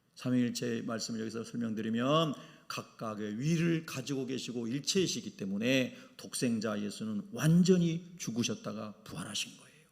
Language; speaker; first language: Korean; native; Korean